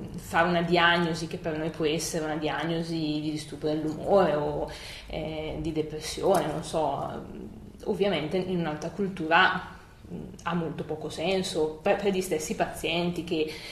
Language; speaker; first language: Italian; native; Italian